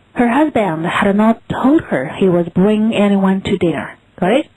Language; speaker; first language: English; non-native, fluent; Chinese